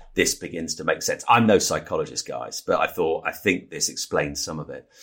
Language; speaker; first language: English; native; English